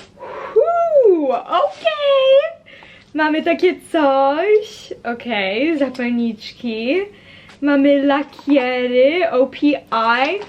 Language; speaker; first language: Polish; early bilingual, heritage; Polish